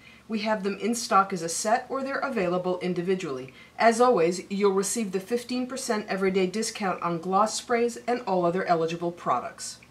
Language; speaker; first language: English; native; English